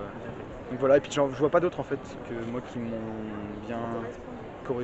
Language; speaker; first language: French; native; French